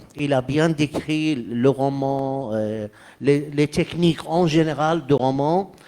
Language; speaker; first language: French; non-native, fluent; Arabic